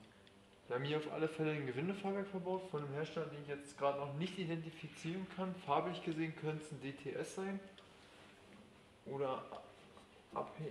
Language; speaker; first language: German; native; German